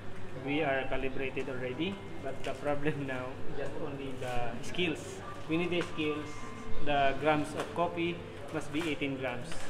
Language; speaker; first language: English; non-native, local second language; Filipino